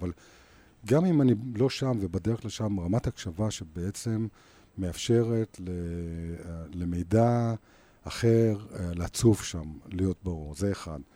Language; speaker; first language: Hebrew; native; Hebrew